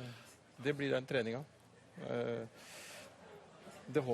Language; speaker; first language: Norwegian; native; Norwegian